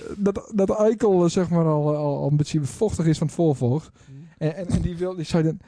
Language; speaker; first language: Dutch; native; Dutch